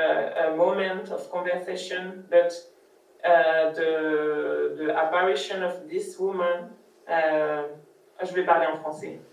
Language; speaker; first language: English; non-native, learner; French